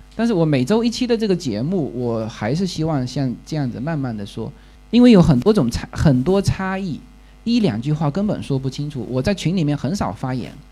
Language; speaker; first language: Chinese; native; Chinese